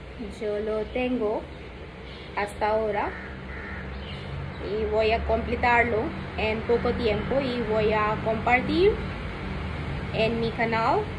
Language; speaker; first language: Spanish; non-native, learner; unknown